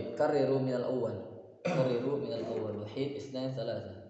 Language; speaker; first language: Arabic; non-native, fluent; Indonesian